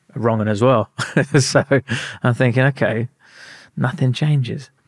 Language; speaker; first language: English; native; English